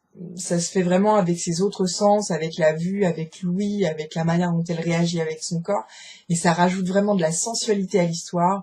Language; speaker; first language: French; native; French